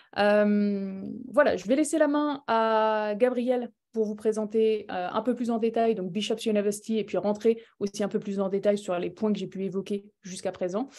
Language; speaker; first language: French; native; French